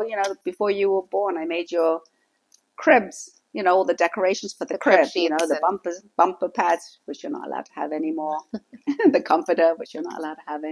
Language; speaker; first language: English; native; English